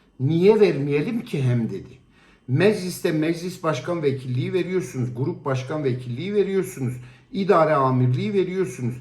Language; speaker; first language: Turkish; native; Turkish